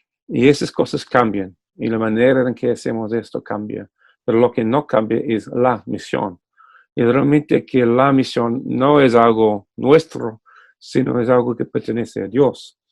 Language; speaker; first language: Spanish; non-native, fluent; English